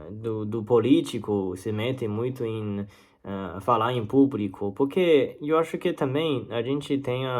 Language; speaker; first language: Portuguese; non-native, learner; Chinese